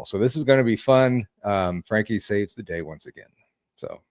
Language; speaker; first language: English; native; English